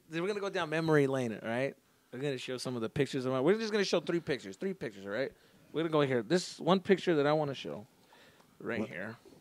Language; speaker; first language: English; early bilingual, other home language; Spanish